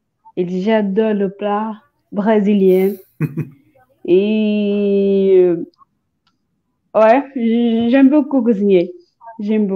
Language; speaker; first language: French; non-native, learner; Portuguese